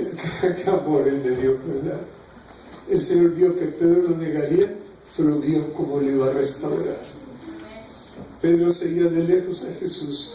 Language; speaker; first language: Spanish; native; Spanish